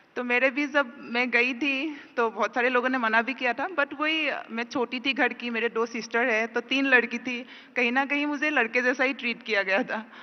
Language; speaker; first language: Hindi; non-native, local second language; Assamese